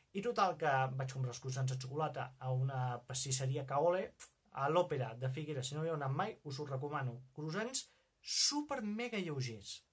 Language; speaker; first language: Catalan; non-native, local second language; Spanish